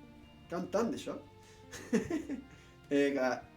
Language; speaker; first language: Japanese; non-native, learner; Spanish